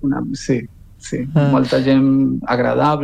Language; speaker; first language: Catalan; non-native, learner; Spanish